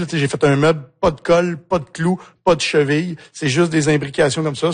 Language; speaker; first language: French; native; French